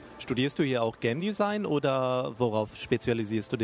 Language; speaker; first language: German; native; German